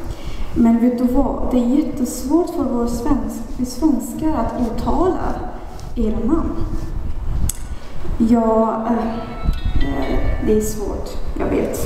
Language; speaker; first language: Swedish; non-native, fluent; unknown